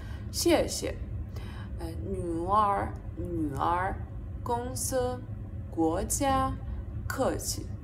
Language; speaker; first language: Chinese; non-native, fluent; Persian